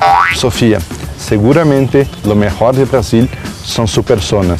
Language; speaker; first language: Spanish; non-native, fluent; Portuguese